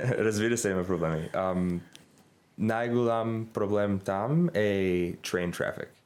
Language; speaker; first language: Bulgarian; non-native, learner; English